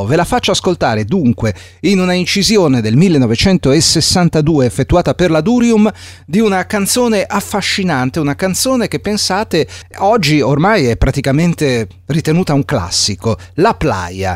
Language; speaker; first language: Italian; native; Italian